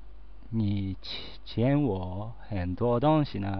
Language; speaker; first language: Chinese; non-native, learner; Japanese